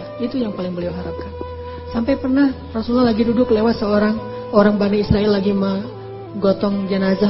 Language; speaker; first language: Indonesian; native; Indonesian